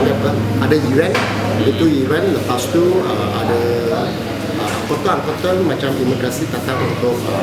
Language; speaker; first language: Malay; non-native, local second language; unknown